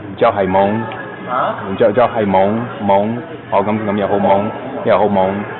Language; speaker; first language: Cantonese; non-native, learner; English